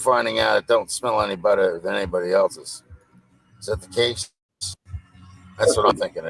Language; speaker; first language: English; native; English